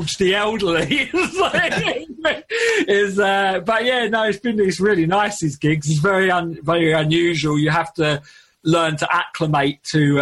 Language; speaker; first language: English; native; English